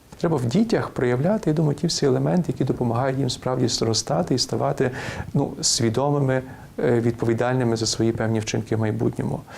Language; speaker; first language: Ukrainian; native; Ukrainian